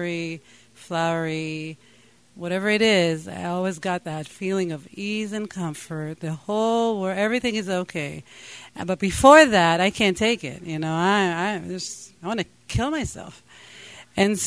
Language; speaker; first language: English; non-native, fluent; Hebrew